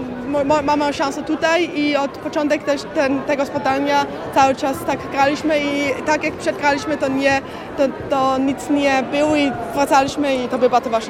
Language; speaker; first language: Polish; early bilingual, heritage; Polish